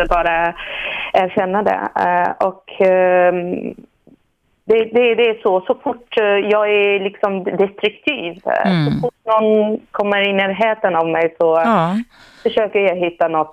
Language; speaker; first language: Swedish; non-native, fluent; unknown